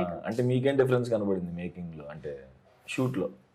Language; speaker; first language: Telugu; native; Telugu